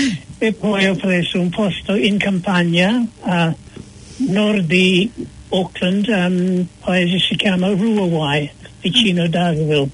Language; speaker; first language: Italian; non-native, fluent; English